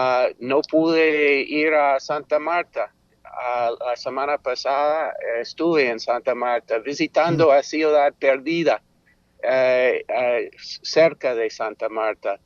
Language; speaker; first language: Spanish; non-native, fluent; English